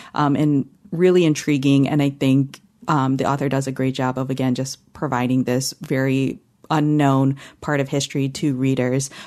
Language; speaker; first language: English; early bilingual, other home language; Hindi